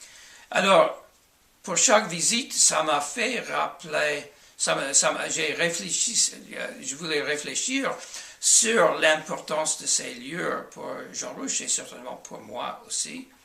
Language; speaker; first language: French; non-native, fluent; English